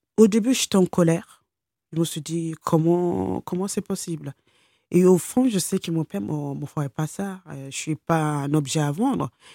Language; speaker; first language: French; non-native, fluent; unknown